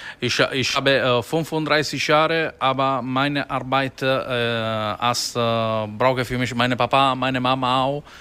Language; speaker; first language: German; non-native, learner; Italian